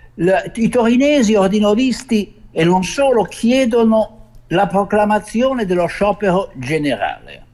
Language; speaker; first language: Italian; native; Italian